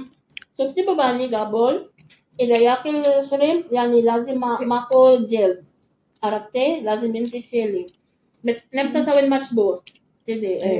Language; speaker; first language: Arabic; non-native, local second language; Filipino